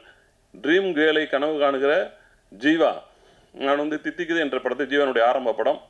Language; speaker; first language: Tamil; native; Tamil